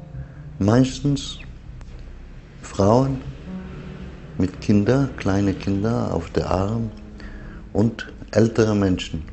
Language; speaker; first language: German; non-native, learner; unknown